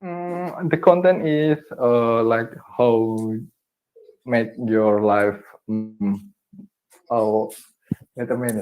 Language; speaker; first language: English; non-native, learner; Indonesian